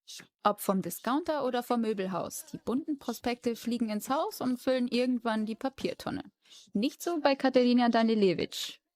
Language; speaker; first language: German; native; German